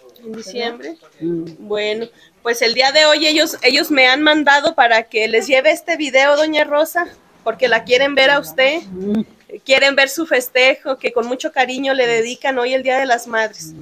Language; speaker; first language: Spanish; native; Spanish